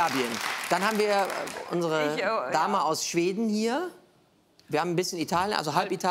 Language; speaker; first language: German; native; German